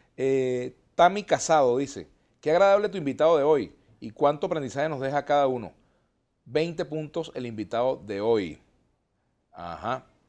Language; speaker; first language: Spanish; native; Spanish